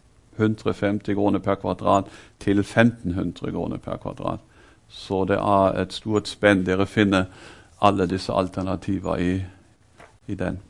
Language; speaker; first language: Norwegian; non-native, fluent; German